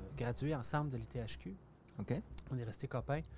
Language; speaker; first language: French; native; French